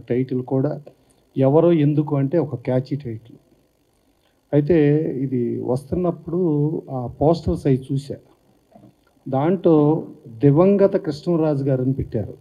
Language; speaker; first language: Telugu; native; Telugu